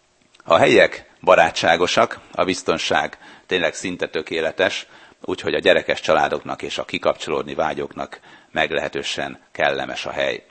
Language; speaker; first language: Hungarian; native; Hungarian